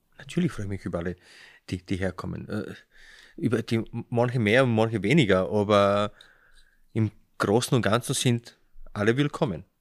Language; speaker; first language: German; early bilingual, other home language; Slovenian